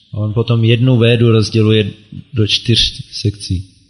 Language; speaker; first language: Czech; native; Czech